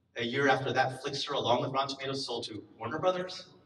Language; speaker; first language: English; native; English